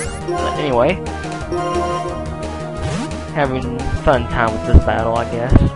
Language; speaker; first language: English; native; English